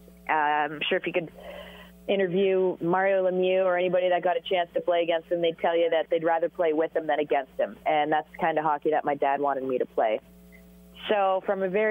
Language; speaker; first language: English; native; English